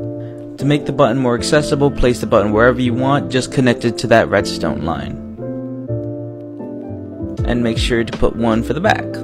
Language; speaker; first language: English; native; English